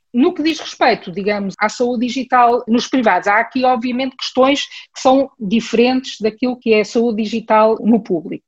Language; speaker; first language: Portuguese; early bilingual, heritage; Portuguese